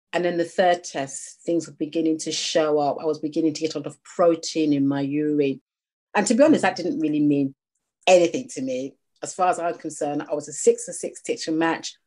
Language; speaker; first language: English; native; English